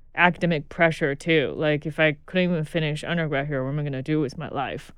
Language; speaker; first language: English; non-native, fluent; Chinese